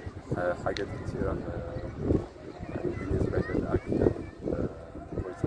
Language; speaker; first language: Arabic; non-native, fluent; French